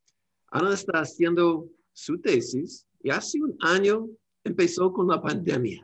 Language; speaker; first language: Spanish; non-native, learner; English